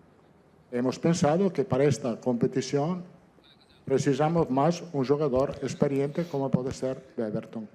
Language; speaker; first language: Portuguese; non-native, fluent; Italian